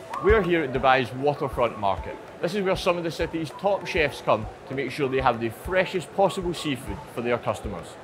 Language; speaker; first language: English; native; English